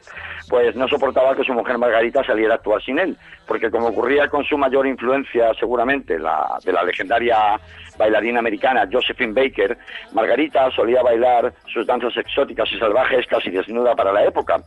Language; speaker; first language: Spanish; native; Spanish